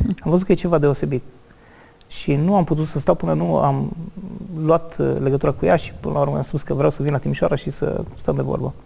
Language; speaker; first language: Romanian; native; Romanian